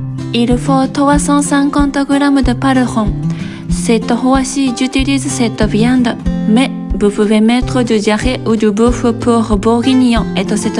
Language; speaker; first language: French; non-native, fluent; Japanese